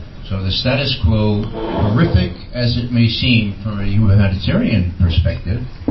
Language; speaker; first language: English; native; English